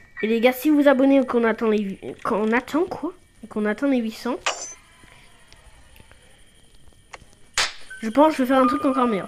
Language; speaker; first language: French; native; French